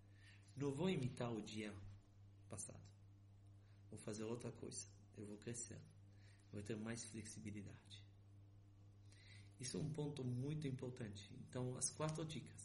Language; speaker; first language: Portuguese; non-native, fluent; Hebrew